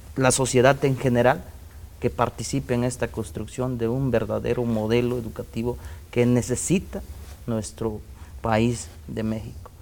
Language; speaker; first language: Spanish; non-native, local second language; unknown